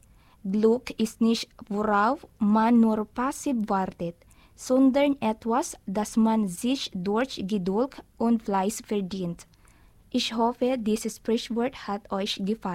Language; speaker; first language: German; non-native, learner; Filipino